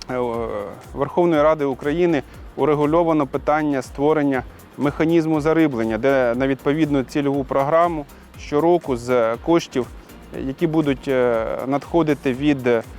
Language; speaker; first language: Ukrainian; native; Ukrainian